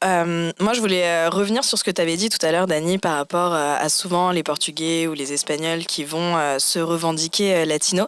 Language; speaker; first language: French; early bilingual, other home language; Spanish